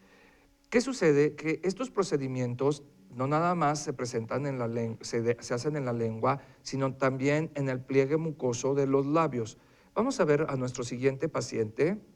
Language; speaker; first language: Spanish; native; Spanish